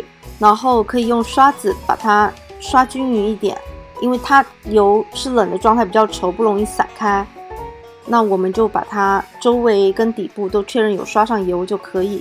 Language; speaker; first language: Chinese; native; Chinese